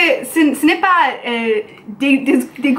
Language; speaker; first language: French; non-native, learner; English